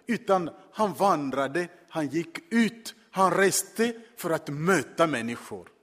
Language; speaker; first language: Swedish; non-native, fluent; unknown